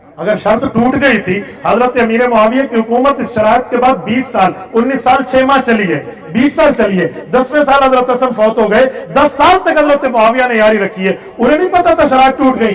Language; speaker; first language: Urdu; non-native, local second language; Saraiki